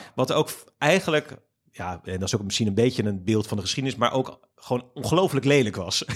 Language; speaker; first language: Dutch; native; Dutch